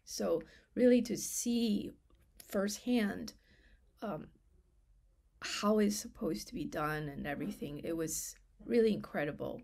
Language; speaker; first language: English; non-native, fluent; Chinese